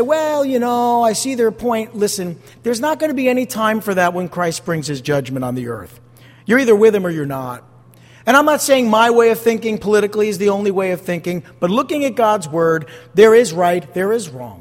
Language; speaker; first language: English; native; English